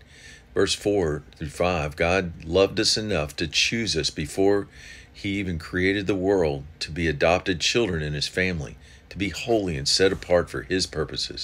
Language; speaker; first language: English; native; English